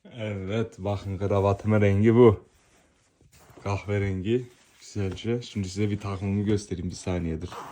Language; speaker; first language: Turkish; early bilingual, heritage; Turkish